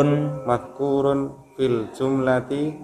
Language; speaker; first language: Arabic; non-native, learner; Indonesian